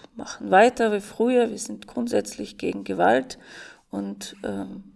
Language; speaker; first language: German; non-native, fluent; Russian